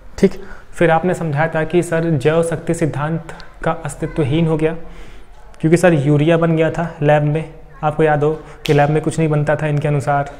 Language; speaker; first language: Hindi; native; Hindi